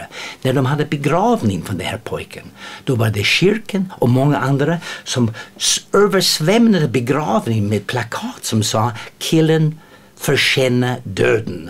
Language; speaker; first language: Swedish; non-native, fluent; English